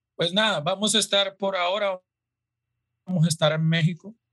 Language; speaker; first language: Spanish; native; Spanish